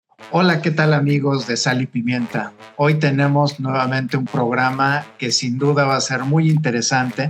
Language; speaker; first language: Spanish; native; Spanish